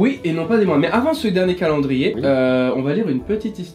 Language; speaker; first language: French; native; French